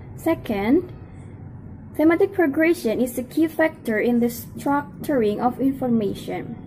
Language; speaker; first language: English; non-native, fluent; Indonesian